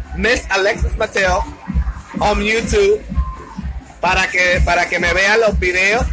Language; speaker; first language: Spanish; native; Spanish